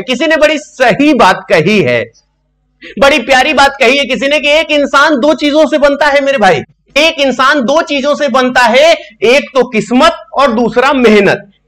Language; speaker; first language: Hindi; native; Hindi